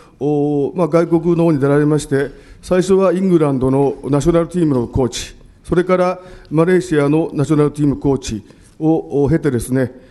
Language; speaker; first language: Japanese; native; Japanese